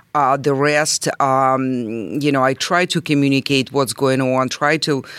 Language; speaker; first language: English; non-native, fluent; Russian